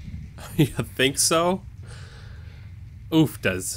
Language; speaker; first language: English; native; English